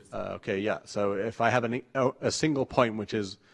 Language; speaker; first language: English; native; English